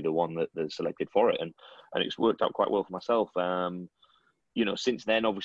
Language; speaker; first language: English; native; English